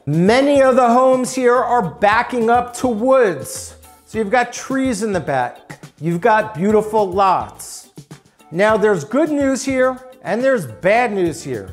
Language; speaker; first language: English; native; English